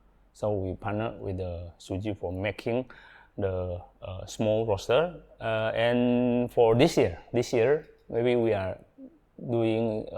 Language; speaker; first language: English; non-native, learner; Indonesian